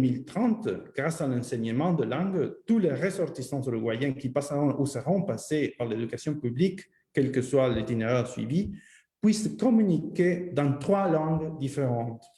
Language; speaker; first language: French; non-native, fluent; Spanish